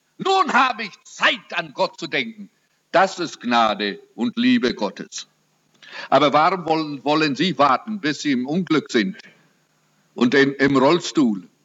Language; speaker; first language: German; early bilingual, heritage; German